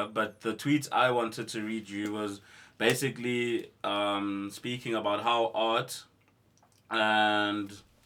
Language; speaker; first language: English; non-native, local second language; Xhosa